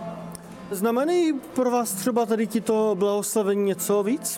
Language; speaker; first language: Czech; native; Czech